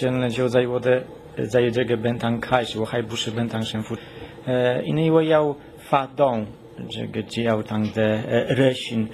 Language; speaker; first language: Chinese; non-native, learner; Polish